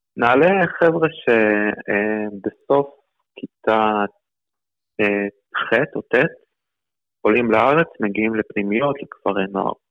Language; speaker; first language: Hebrew; early bilingual, other home language; Russian